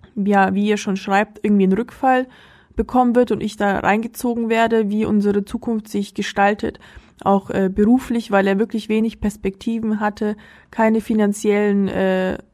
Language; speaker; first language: German; early bilingual, other home language; Russian